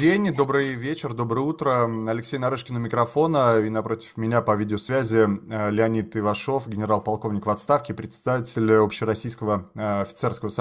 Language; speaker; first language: Russian; native; Russian